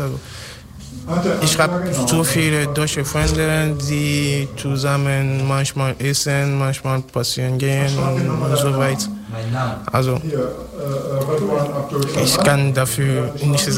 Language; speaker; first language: German; non-native, learner; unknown